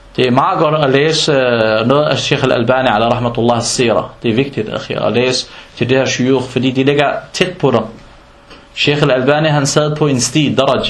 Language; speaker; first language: Danish; non-native, fluent; Arabic